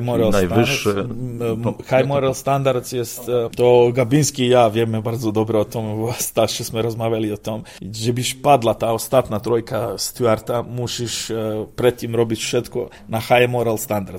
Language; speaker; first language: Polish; non-native, learner; Serbian